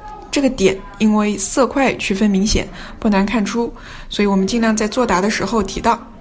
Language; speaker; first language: Chinese; native; Chinese